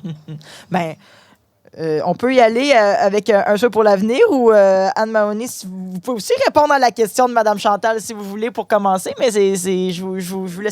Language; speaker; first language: French; native; French